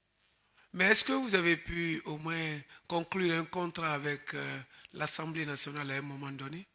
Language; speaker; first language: French; native; French